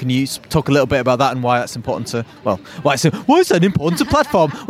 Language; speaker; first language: English; native; English